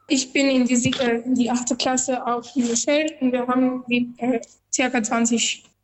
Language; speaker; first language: German; non-native, learner; Albanian